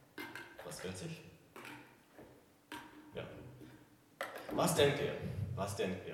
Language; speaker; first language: German; non-native, fluent; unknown